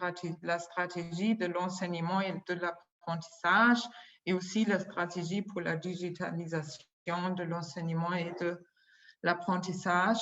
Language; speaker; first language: French; non-native, fluent; German